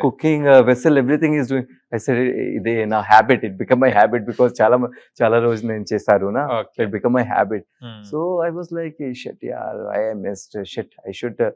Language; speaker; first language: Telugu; non-native, learner; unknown